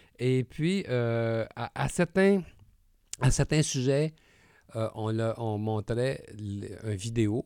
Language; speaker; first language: French; native; French